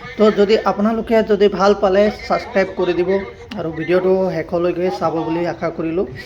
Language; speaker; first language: Assamese; non-native, local second language; Nepali